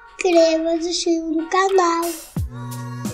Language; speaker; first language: Portuguese; native; Portuguese